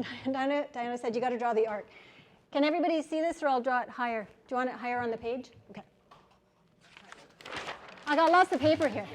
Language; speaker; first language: English; native; English